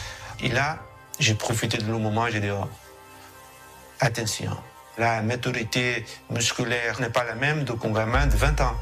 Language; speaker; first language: French; non-native, fluent; Portuguese